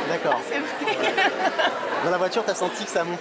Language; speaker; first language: French; native; French